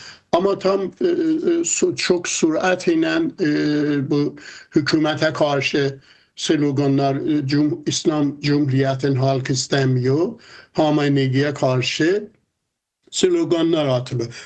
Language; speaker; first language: Turkish; non-native, fluent; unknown